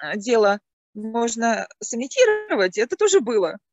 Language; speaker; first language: Russian; native; Russian